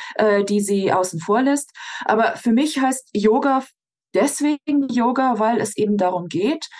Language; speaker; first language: German; native; German